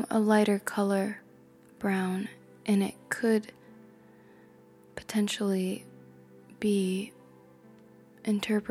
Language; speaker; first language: English; native; English